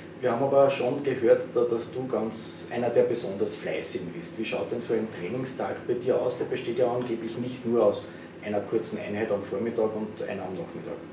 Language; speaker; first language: German; native; German